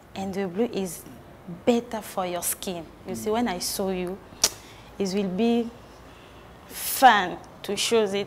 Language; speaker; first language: English; non-native, learner; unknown